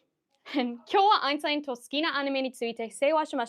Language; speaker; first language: Japanese; non-native, fluent; English